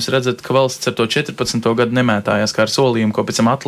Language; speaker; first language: Latvian; native; Latvian